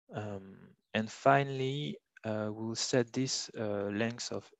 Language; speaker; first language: English; non-native, fluent; French